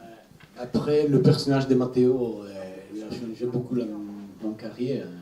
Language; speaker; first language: French; non-native, learner; Italian